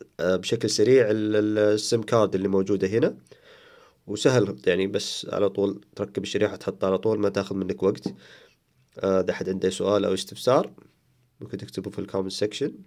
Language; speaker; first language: Arabic; native; Arabic